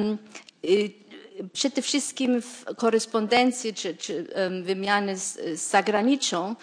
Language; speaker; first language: Polish; non-native, fluent; German